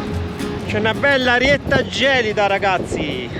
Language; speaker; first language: Italian; native; Italian